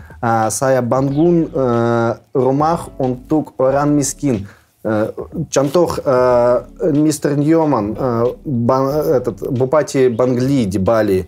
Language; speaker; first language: Indonesian; non-native, learner; Russian